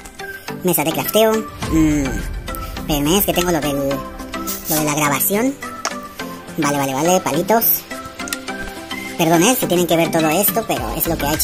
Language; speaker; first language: Spanish; native; Spanish